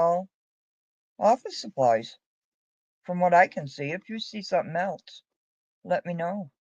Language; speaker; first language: English; native; English